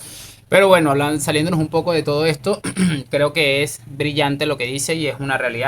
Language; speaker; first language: Spanish; native; Spanish